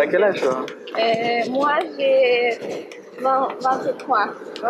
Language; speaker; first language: French; non-native, learner; Russian